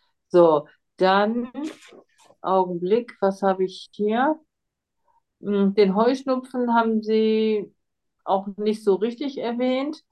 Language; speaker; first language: German; native; German